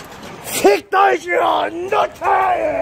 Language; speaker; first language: German; native; German